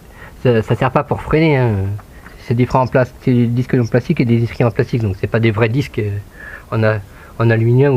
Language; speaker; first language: French; native; French